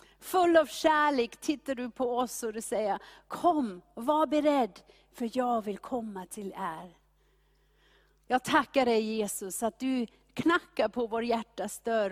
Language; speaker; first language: Swedish; non-native, fluent; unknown